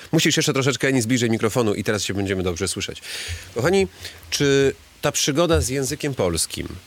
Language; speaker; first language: Polish; native; Polish